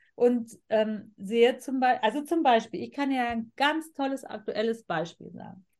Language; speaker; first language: German; native; German